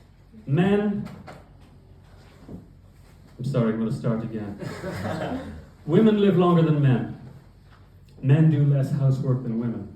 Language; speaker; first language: English; native; English